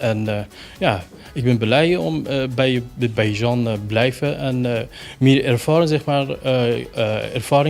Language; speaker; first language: Dutch; non-native, learner; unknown